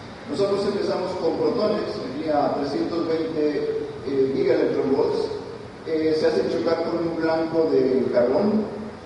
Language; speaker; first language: Spanish; native; Spanish